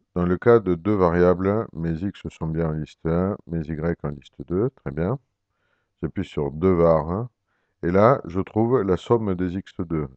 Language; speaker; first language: French; native; French